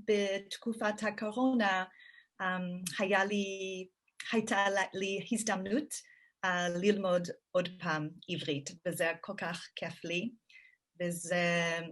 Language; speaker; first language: Hebrew; non-native, fluent; English